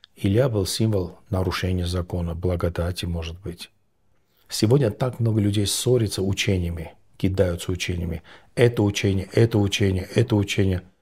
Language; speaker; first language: Russian; non-native, local second language; Georgian